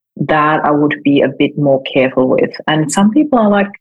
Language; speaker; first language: English; non-native, fluent; German